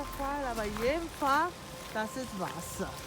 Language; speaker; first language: German; non-native, learner; Spanish